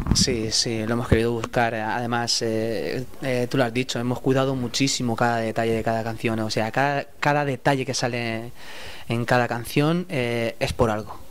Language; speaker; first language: Spanish; native; Spanish